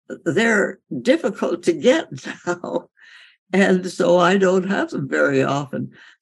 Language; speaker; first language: English; native; English